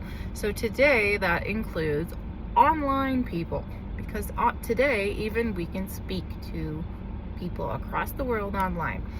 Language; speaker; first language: English; native; English